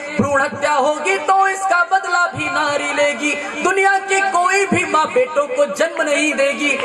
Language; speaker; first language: Hindi; native; Hindi